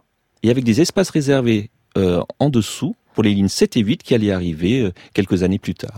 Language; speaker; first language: French; native; French